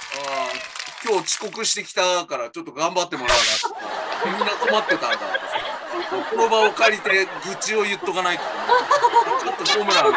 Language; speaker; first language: Japanese; native; Japanese